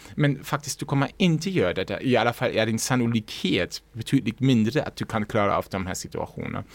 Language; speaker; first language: Swedish; non-native, fluent; German